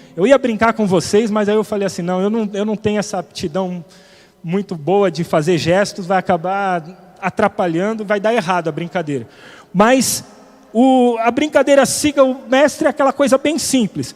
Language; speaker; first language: Portuguese; native; Portuguese